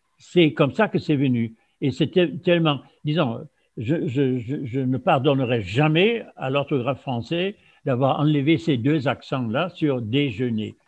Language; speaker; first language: French; non-native, fluent; German